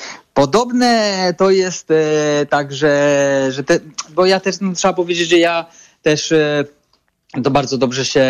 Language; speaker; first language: Polish; non-native, fluent; Italian